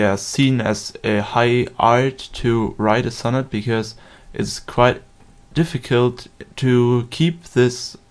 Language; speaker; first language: English; non-native, fluent; German